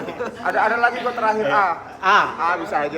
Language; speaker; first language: Indonesian; native; Indonesian